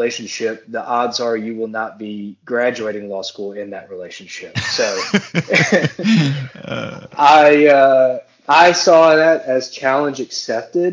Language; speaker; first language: English; native; English